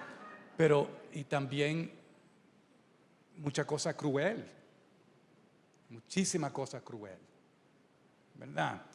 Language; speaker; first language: Spanish; early bilingual, heritage; Spanish